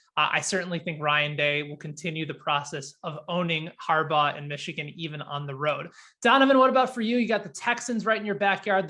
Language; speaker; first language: English; native; English